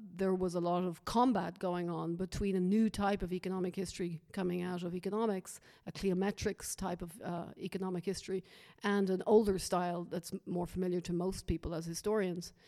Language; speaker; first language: English; native; English